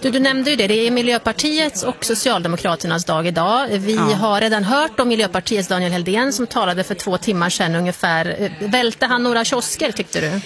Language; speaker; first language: Swedish; native; Swedish